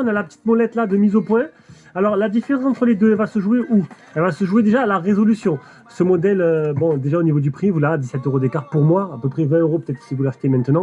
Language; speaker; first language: French; native; French